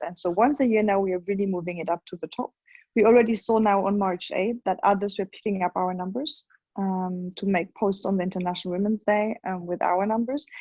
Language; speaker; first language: English; non-native, fluent; German